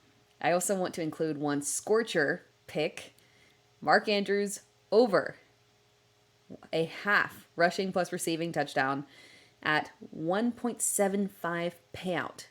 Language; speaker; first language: English; native; English